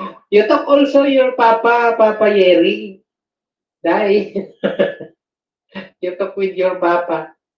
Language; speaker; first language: English; non-native, local second language; Filipino